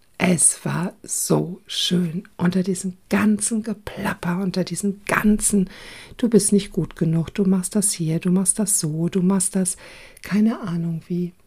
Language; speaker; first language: German; early bilingual, other home language; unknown